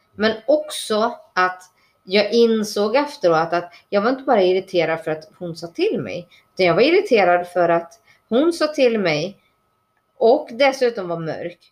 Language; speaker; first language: Swedish; early bilingual, other home language; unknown